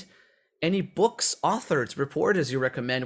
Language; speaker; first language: English; non-native, fluent; Portuguese